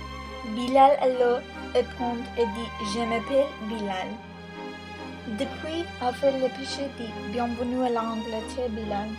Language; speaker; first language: French; non-native, learner; English